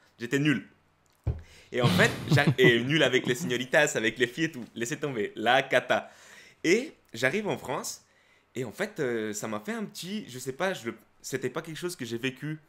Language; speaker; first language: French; early bilingual, other home language; Spanish